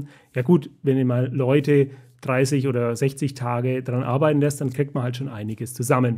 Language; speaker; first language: German; native; German